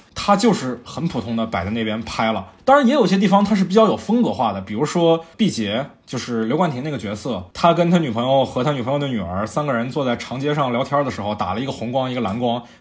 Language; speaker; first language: Chinese; native; Chinese